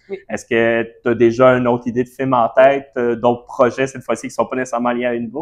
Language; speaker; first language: French; native; French